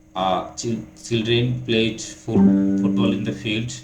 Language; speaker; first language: English; non-native, local second language; Bangla